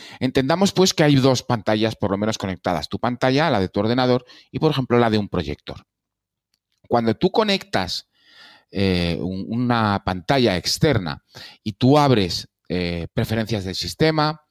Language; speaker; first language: Spanish; native; Spanish